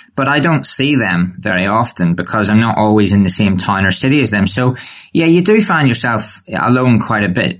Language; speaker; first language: English; native; English